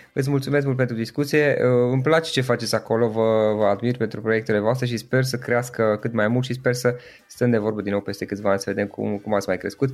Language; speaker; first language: Romanian; native; Romanian